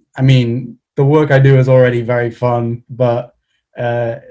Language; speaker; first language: English; native; English